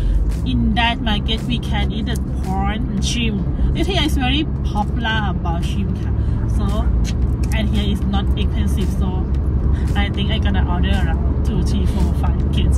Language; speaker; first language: English; non-native, learner; Thai